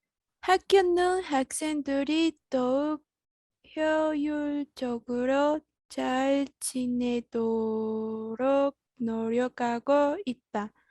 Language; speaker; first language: Korean; non-native, learner; Spanish